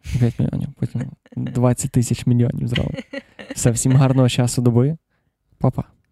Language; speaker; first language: Ukrainian; non-native, local second language; Russian